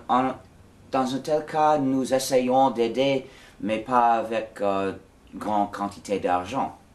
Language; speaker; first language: French; non-native, fluent; English